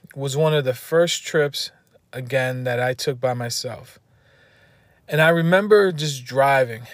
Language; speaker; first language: English; native; English